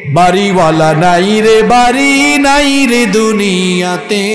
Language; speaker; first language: Bangla; native; Bangla